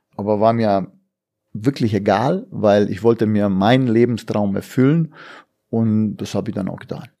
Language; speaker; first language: German; non-native, fluent; Bosnian